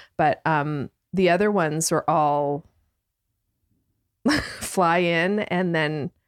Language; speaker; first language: English; native; English